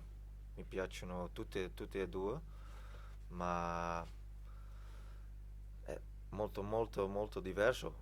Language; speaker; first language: Italian; non-native, fluent; Dutch